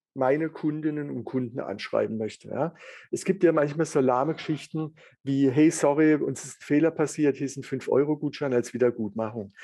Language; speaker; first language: German; native; German